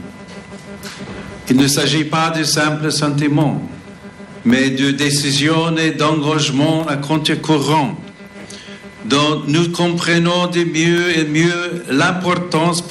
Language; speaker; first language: French; non-native, fluent; English